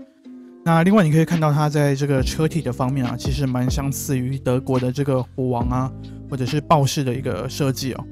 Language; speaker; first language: Chinese; native; Chinese